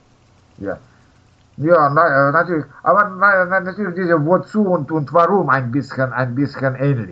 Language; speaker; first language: German; non-native, learner; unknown